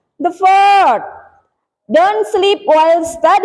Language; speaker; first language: English; non-native, fluent; Indonesian